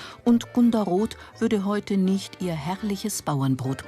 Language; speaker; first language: German; native; German